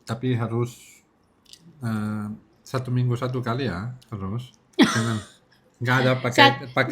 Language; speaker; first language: Indonesian; non-native, learner; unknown